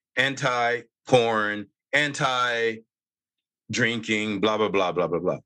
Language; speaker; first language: English; native; English